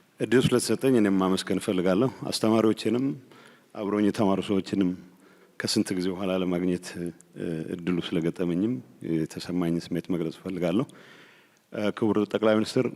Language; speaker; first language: Amharic; non-native, local second language; Tigrinya